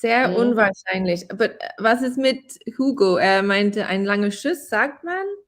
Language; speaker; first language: German; non-native, fluent; English